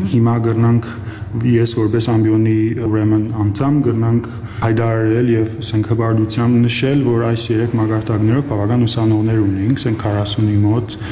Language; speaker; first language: Armenian; early bilingual, heritage; Armenian